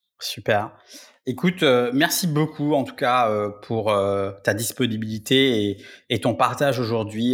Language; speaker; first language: French; native; French